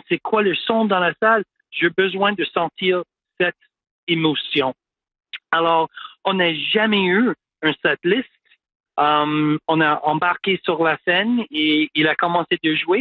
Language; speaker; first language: French; non-native, local second language; English